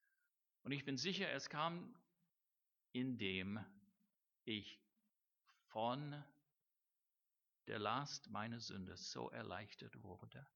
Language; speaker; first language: German; non-native, fluent; English